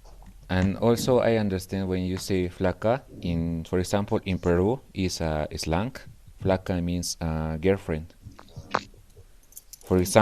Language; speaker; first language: English; non-native, learner; Spanish